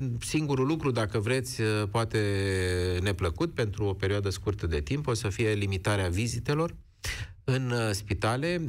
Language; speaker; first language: Romanian; native; Romanian